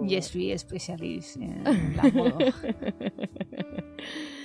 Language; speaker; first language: French; non-native, learner; Spanish